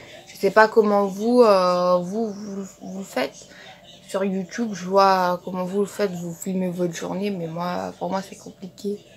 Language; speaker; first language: French; non-native, local second language; Morisyen